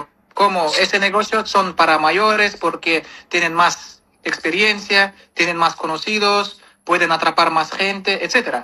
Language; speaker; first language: Spanish; non-native, fluent; Kazakh